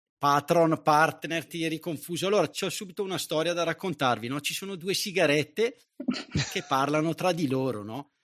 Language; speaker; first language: Italian; native; Italian